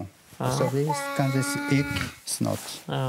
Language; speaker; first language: Swedish; non-native, learner; Portuguese